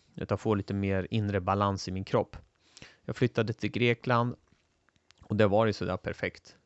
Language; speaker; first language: Swedish; early bilingual, other home language; Turoyo